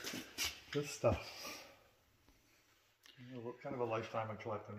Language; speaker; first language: English; native; English